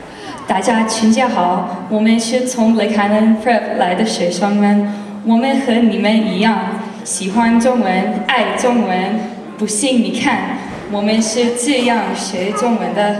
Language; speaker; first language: Chinese; non-native, learner; English